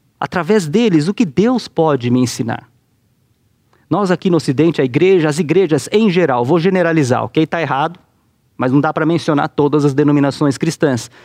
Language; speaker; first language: Portuguese; native; Portuguese